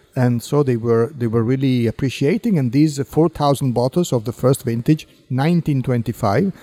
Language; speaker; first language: English; non-native, fluent; Italian